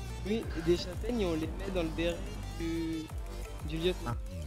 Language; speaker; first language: French; native; French